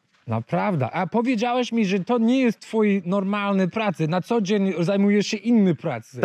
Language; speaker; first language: Polish; non-native, learner; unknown